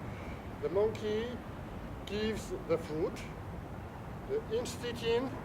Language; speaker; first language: English; non-native, fluent; Chinese